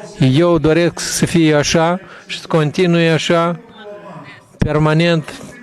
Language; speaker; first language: Romanian; non-native, local second language; Gagauz